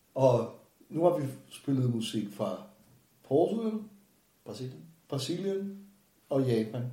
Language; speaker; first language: Danish; non-native, fluent; Portuguese